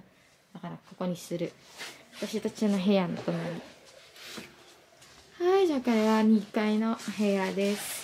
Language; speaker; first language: Japanese; non-native, learner; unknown